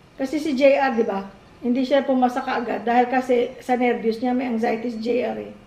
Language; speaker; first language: Filipino; native; Filipino